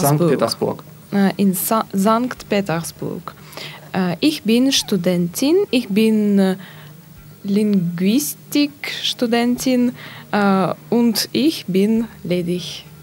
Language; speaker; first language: German; non-native, learner; Russian